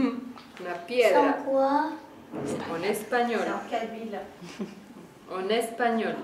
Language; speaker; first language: Spanish; non-native, fluent; French